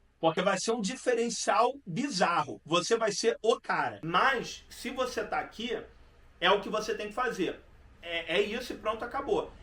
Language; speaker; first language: Portuguese; native; Portuguese